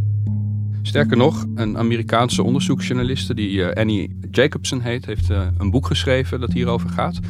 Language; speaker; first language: Dutch; native; Dutch